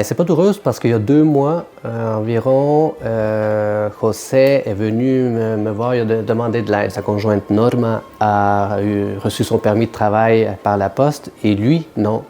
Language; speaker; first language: French; native; French